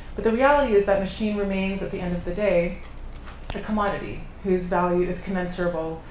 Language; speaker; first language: English; native; English